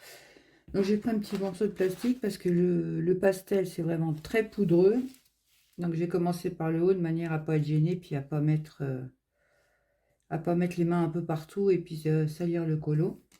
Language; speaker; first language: French; native; French